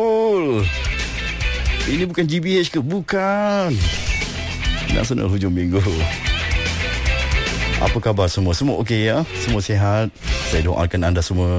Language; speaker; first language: Malay; native; Malay